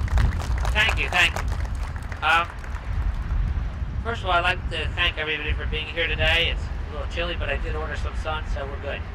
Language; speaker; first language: English; native; English